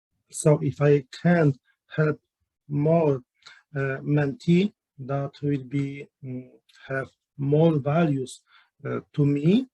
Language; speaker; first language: English; non-native, learner; Polish